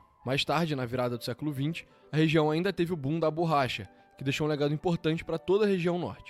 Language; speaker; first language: Portuguese; native; Portuguese